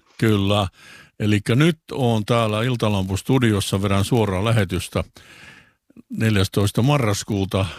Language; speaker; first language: Finnish; native; Finnish